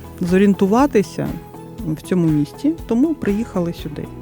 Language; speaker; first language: Ukrainian; non-native, local second language; Russian